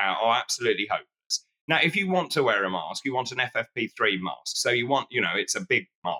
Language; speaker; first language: English; native; English